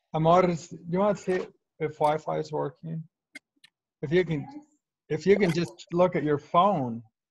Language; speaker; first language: English; native; English